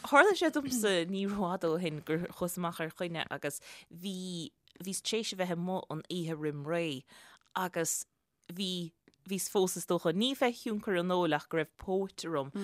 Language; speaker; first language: Irish; native; Irish